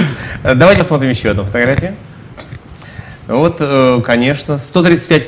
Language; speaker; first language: Russian; native; Russian